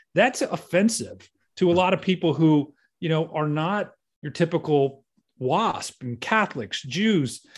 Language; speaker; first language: English; native; English